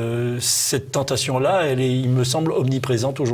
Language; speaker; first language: French; native; French